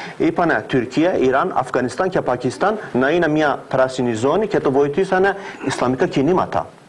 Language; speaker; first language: Greek; non-native, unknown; Turkish